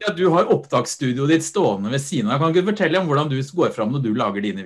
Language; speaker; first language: Norwegian; native; Norwegian